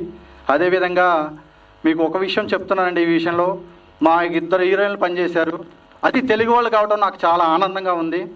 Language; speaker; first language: Telugu; native; Telugu